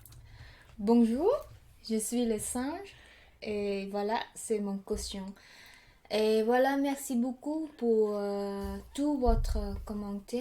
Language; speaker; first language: French; non-native, learner; Khmer